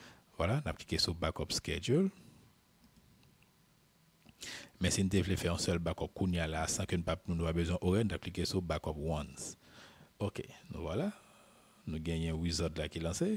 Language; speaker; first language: French; non-native, local second language; Haitian Creole